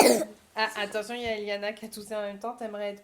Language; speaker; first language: French; native; French